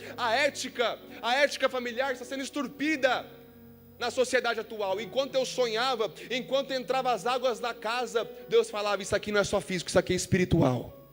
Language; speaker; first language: Portuguese; native; Portuguese